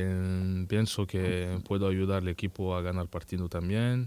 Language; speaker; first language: Spanish; non-native, learner; French